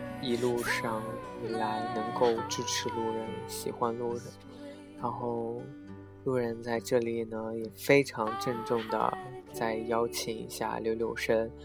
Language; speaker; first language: Chinese; native; Chinese